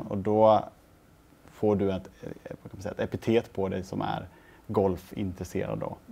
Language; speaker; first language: Swedish; native; Swedish